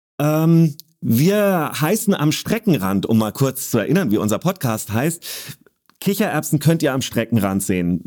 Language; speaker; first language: German; native; German